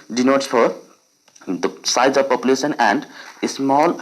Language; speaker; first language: English; non-native, local second language; Nepali